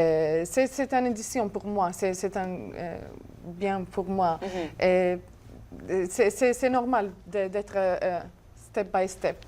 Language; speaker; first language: French; non-native, learner; Arabic